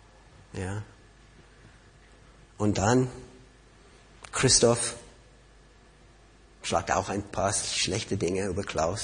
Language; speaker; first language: German; non-native, fluent; English